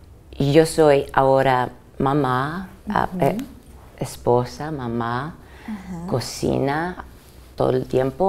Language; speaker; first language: Spanish; early bilingual, heritage; English